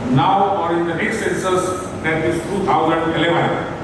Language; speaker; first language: English; non-native, local second language; Marathi